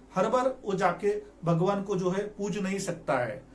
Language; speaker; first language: Hindi; non-native, local second language; Marathi